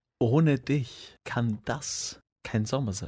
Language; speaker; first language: German; native; German